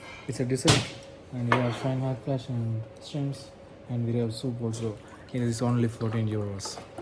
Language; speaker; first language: English; non-native, learner; Tamil